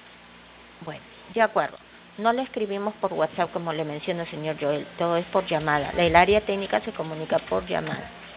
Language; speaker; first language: Spanish; native; Spanish